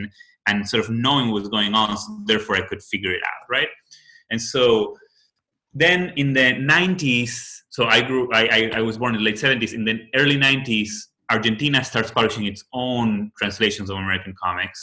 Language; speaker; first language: English; non-native, fluent; Spanish